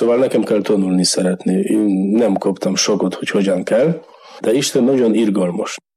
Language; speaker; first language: Hungarian; non-native, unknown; Polish